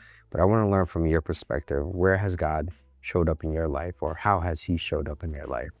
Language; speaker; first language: English; native; English